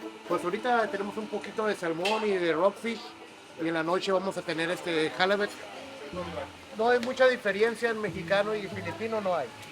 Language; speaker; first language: Spanish; native; Spanish